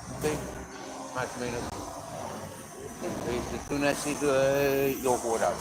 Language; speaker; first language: Spanish; non-native, learner; English